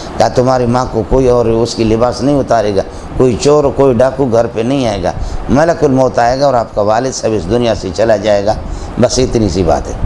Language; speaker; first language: Urdu; non-native, local second language; Baluchi